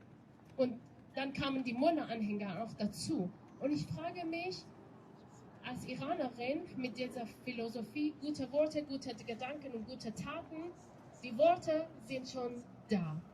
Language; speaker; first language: German; non-native, fluent; Persian